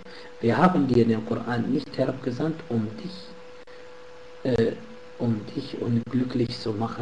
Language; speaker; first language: German; non-native, fluent; Arabic